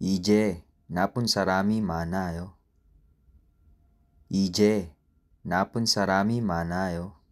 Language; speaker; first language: Korean; non-native, learner; Filipino